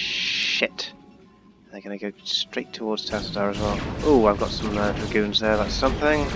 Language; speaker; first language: English; native; English